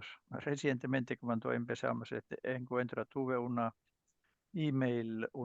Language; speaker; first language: Spanish; non-native, learner; Finnish